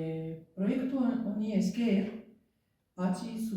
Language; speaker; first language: Basque; non-native, learner; Slovenian